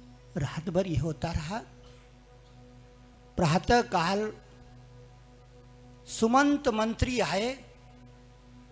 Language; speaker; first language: Hindi; native; Hindi